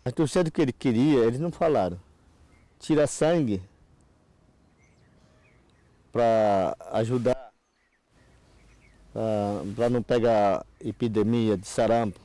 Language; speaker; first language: Portuguese; non-native, local second language; Yanomámi